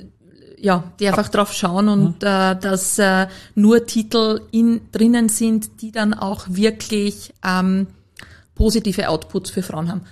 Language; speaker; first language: German; native; German